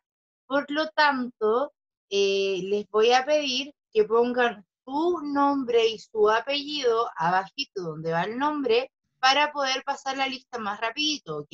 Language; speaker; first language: Spanish; native; Spanish